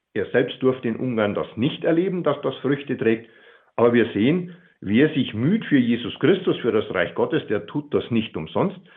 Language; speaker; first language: German; native; German